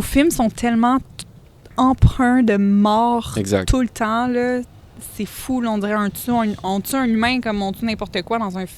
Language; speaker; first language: French; native; French